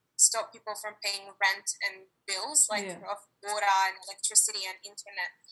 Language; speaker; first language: English; non-native, fluent; Spanish